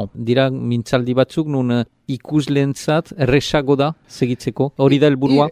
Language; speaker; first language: Basque; native; Basque